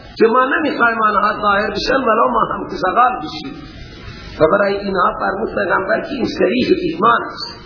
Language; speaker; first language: Persian; native; Persian